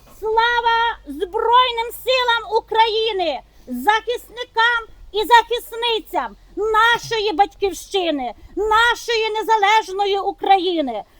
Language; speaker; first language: Ukrainian; native; Ukrainian